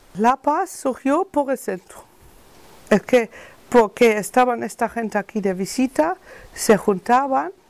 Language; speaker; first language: Spanish; non-native, learner; German